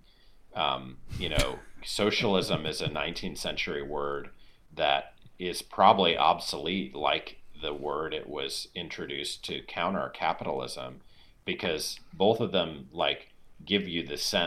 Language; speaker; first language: English; native; English